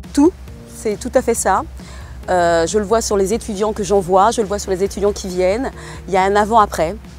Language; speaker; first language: French; native; French